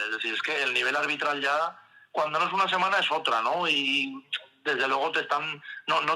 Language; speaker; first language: Spanish; native; Spanish